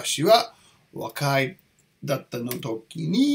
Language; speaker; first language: Japanese; non-native, learner; English